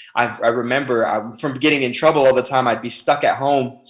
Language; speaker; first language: English; native; English